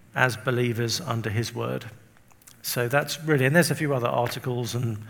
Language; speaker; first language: English; native; English